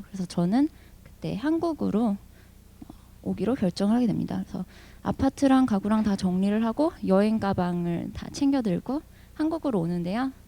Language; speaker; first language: Korean; early bilingual, heritage; Korean